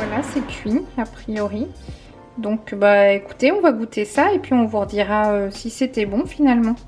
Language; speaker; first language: French; native; French